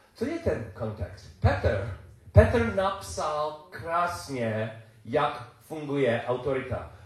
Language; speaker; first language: Czech; non-native, learner; English